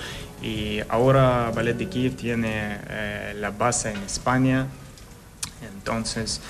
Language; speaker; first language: Spanish; non-native, learner; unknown